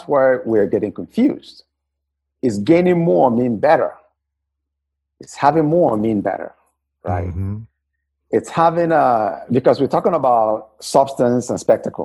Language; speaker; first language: English; non-native, local second language; Igbo